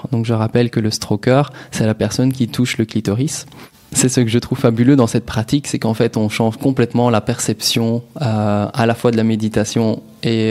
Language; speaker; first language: French; native; French